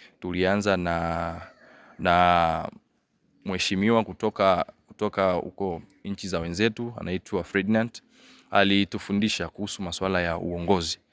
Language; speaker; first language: Swahili; native; Swahili